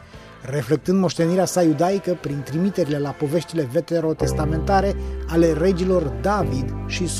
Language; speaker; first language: Romanian; native; Romanian